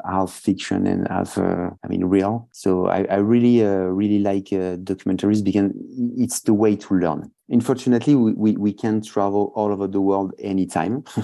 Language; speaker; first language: English; non-native, fluent; French